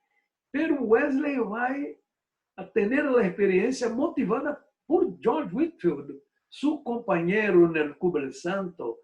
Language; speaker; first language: Spanish; non-native, fluent; Portuguese